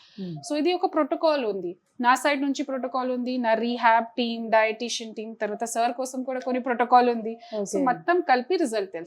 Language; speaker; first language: Telugu; non-native, learner; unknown